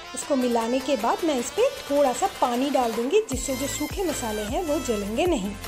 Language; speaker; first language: Hindi; non-native, local second language; Bangla